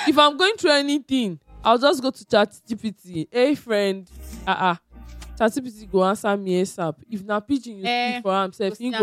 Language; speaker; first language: English; non-native, local second language; Yoruba